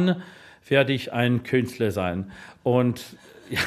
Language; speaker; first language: German; non-native, learner; English